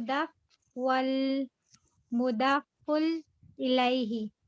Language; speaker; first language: Arabic; non-native, learner; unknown